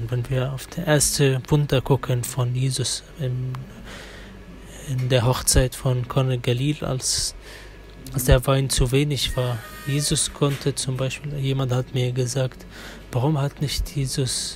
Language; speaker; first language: German; non-native, fluent; Arabic